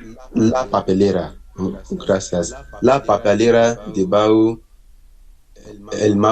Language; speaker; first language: Spanish; non-native, learner; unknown